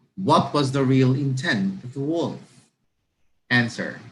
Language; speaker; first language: English; non-native, local second language; Filipino